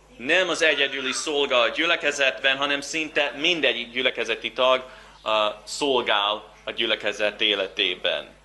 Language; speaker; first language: Hungarian; non-native, fluent; English